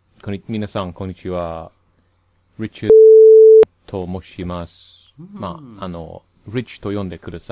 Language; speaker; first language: Japanese; non-native, learner; English